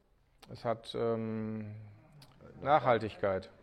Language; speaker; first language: German; native; German